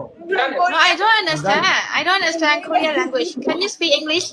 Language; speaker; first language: English; non-native, learner; Burmese